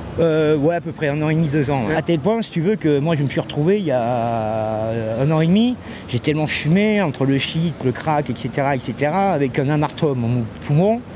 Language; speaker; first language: French; native; French